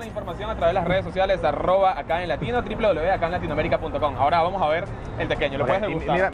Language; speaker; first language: Spanish; native; Spanish